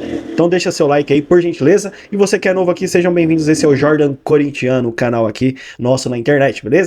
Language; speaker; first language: Portuguese; native; Portuguese